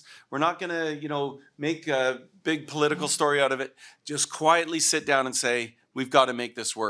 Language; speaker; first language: English; native; English